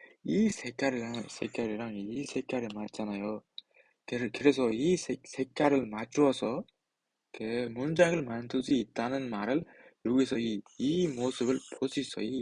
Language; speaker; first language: Korean; non-native, fluent; Uzbek